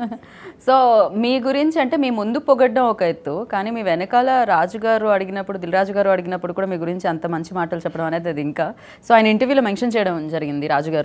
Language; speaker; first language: Telugu; native; Telugu